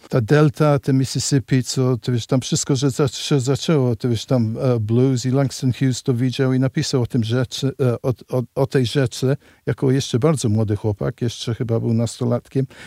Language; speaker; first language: Polish; early bilingual, heritage; English